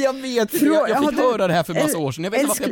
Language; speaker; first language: Swedish; native; Swedish